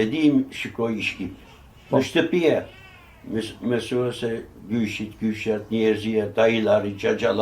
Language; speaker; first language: Albanian; early bilingual, heritage; Albanian